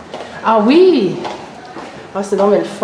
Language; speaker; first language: French; native; French